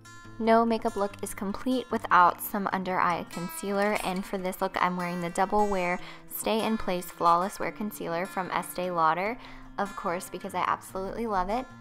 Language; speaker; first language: English; native; English